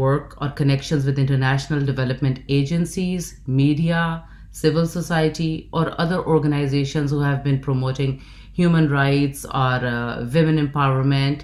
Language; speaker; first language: English; non-native, local second language; Urdu